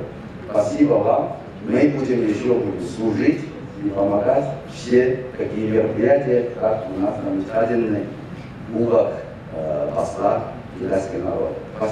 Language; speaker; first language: Russian; non-native, fluent; Chinese